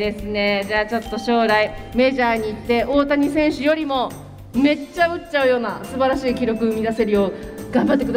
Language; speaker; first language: Japanese; native; Japanese